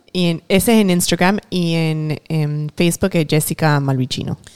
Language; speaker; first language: Spanish; early bilingual, heritage; Spanish